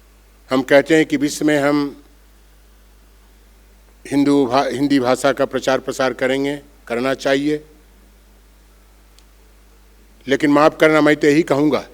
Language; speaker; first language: Hindi; non-native, local second language; Bangla